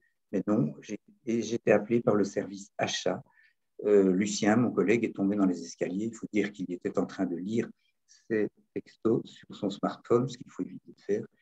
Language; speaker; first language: French; native; French